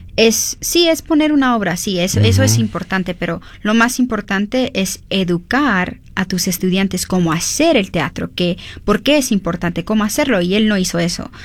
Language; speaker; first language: Spanish; early bilingual, heritage; Spanish